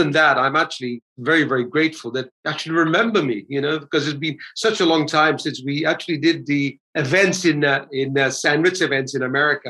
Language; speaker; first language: English; native; English